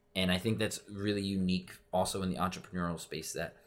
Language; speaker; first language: English; native; English